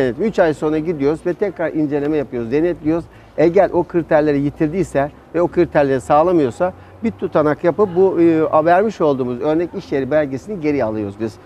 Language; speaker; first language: Turkish; native; Turkish